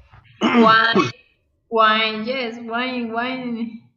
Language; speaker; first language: English; non-native, learner; Spanish